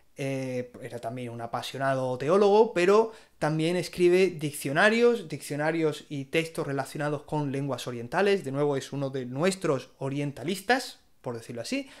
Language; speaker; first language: Spanish; native; Spanish